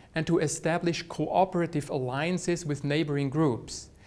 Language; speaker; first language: English; non-native, fluent; Swiss German